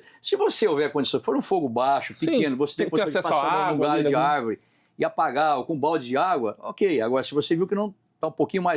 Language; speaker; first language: Portuguese; native; Portuguese